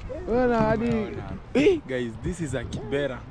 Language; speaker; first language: English; non-native, learner; Swahili